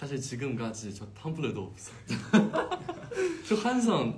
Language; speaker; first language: Korean; non-native, learner; Chinese